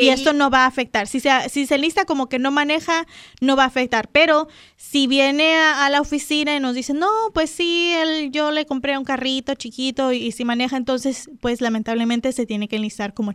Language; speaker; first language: Spanish; native; Spanish